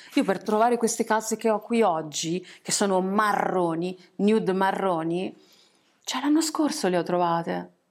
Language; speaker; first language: Italian; early bilingual, other home language; English